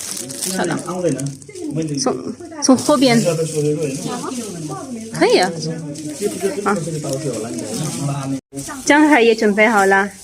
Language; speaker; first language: Chinese; non-native, learner; Urdu